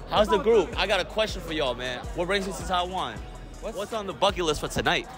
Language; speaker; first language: English; early bilingual, other home language; Chinese